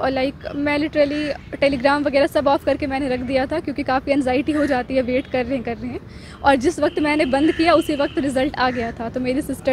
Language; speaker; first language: Hindi; native; Hindi